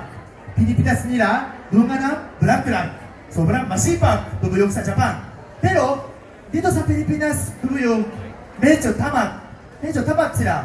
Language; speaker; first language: Filipino; non-native, fluent; Japanese